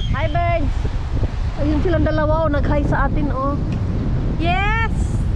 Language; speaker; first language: Filipino; native; Filipino